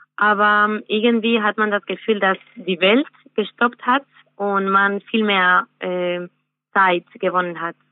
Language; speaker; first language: German; non-native, fluent; Spanish